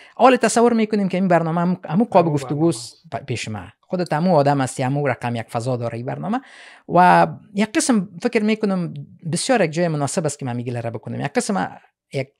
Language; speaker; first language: Persian; native; Persian